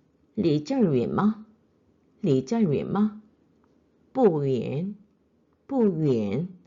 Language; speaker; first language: Chinese; non-native, fluent; Korean